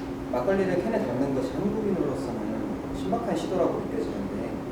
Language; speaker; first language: Korean; native; Korean